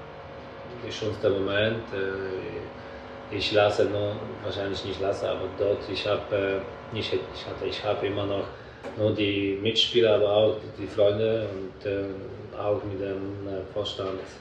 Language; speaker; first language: German; non-native, fluent; Polish